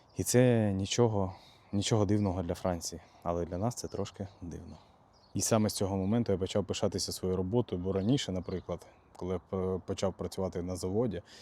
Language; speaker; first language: Ukrainian; native; Ukrainian